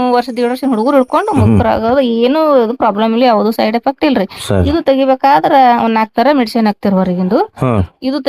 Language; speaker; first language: Kannada; native; Kannada